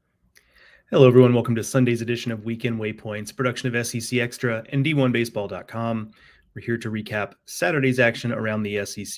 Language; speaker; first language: English; native; English